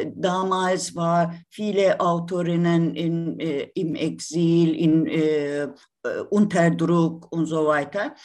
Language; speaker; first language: German; non-native, learner; Turkish